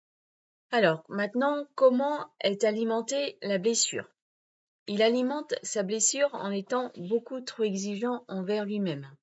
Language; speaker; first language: French; native; French